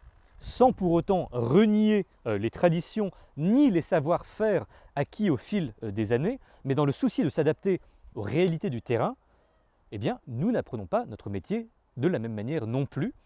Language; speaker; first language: French; native; French